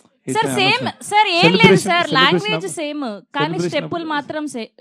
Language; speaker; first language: Telugu; native; Telugu